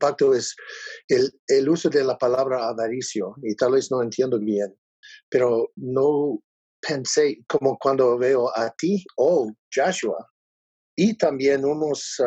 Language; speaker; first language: Spanish; non-native, learner; English